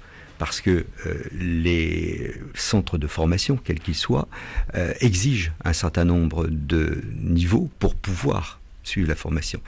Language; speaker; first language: French; native; French